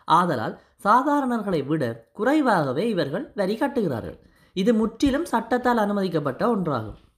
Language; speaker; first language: Tamil; native; Tamil